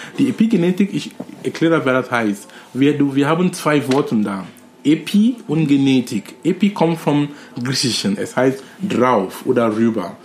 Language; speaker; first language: German; non-native, fluent; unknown